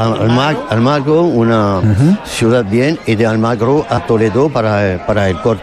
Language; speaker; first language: Spanish; non-native, learner; French